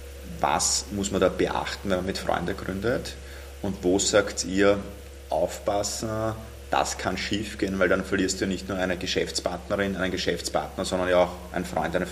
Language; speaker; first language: German; native; German